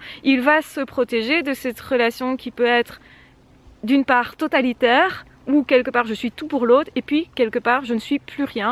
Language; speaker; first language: French; native; French